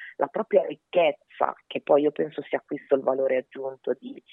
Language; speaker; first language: Italian; early bilingual, other home language; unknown